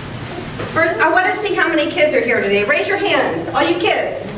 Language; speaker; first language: English; native; English